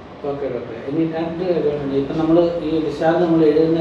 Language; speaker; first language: Malayalam; native; Malayalam